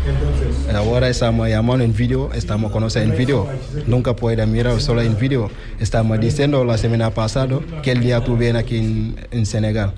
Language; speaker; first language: Spanish; non-native, learner; Wolof